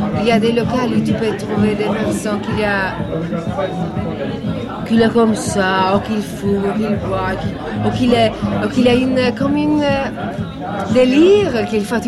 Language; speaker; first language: French; non-native, learner; Italian